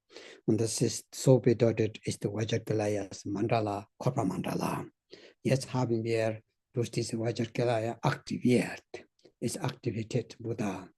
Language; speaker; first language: German; non-native, learner; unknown